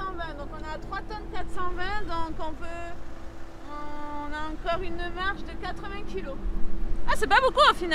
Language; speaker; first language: French; native; French